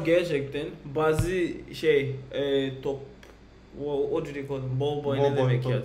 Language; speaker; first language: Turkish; non-native, learner; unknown